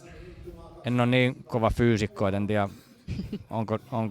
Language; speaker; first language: Finnish; native; Finnish